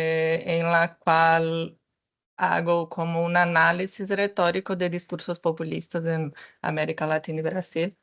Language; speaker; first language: Spanish; non-native, fluent; Portuguese